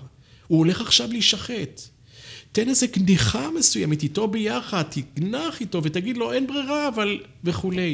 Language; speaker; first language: Hebrew; native; Hebrew